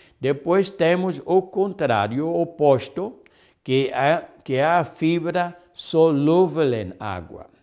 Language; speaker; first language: Portuguese; non-native, fluent; German